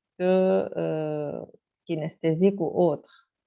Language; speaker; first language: French; non-native, local second language; Arabic